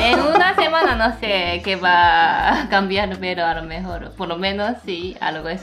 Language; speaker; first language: Spanish; non-native, learner; Japanese